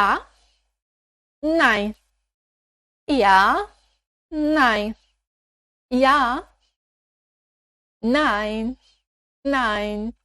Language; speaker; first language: German; non-native, fluent; Portuguese